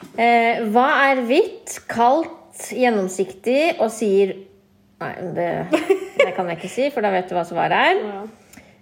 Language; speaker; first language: Norwegian; early bilingual, other home language; Kurdish